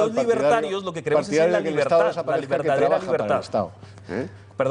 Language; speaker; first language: Spanish; native; Spanish